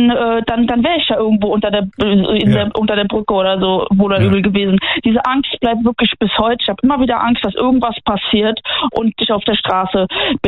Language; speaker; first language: German; native; German